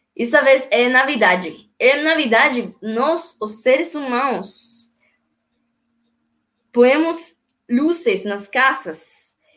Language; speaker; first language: Portuguese; non-native, learner; Spanish